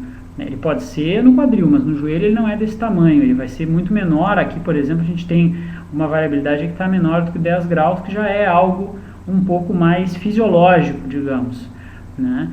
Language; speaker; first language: Portuguese; native; Portuguese